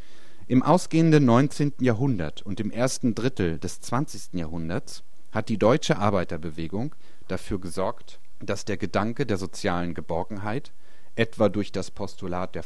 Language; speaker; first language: German; native; German